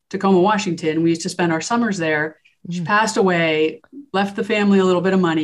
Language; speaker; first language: English; native; English